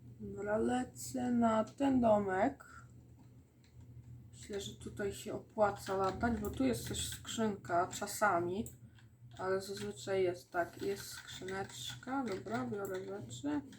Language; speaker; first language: Polish; native; Polish